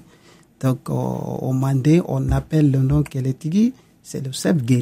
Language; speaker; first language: French; non-native, local second language; Mandingo